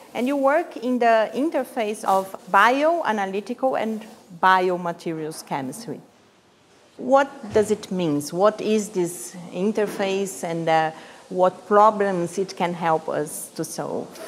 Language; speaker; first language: English; non-native, fluent; Portuguese